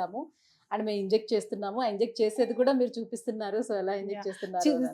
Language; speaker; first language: Telugu; native; Telugu